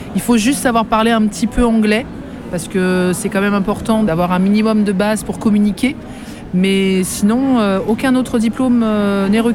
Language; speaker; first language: French; native; French